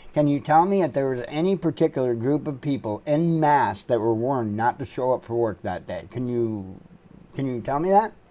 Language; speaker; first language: English; native; English